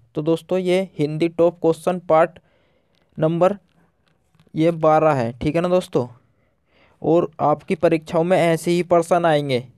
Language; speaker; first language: Hindi; native; Hindi